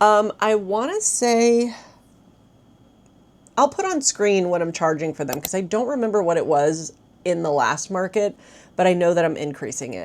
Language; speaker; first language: English; native; English